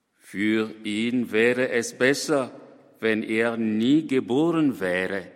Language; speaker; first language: German; non-native, fluent; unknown